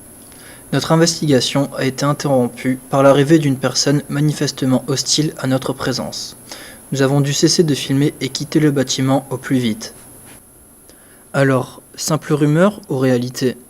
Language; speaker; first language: French; native; French